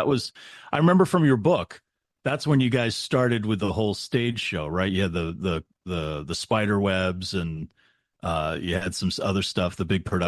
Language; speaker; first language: English; native; English